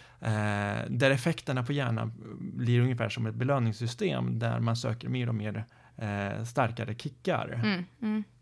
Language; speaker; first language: Swedish; native; Swedish